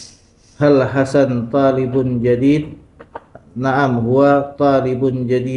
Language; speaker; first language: Arabic; non-native, learner; Indonesian